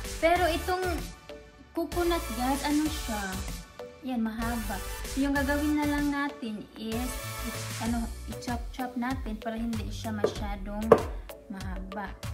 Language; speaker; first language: Filipino; non-native, local second language; Cebuano